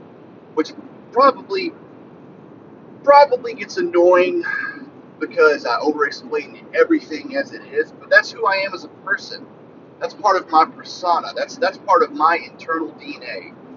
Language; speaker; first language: English; native; English